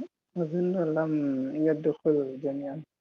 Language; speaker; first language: Arabic; non-native, learner; Indonesian